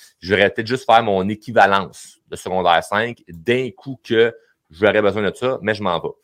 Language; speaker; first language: French; native; French